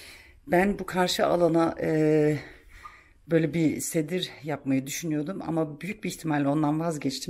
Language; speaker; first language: Turkish; early bilingual, heritage; Turkish